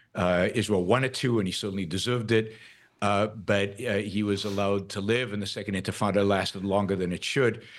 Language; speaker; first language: English; non-native, fluent; Hebrew